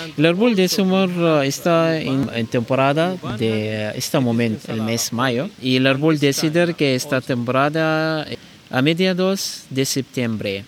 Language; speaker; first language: Spanish; non-native, learner; Arabic